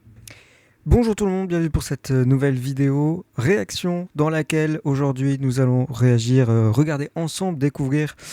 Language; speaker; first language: French; native; French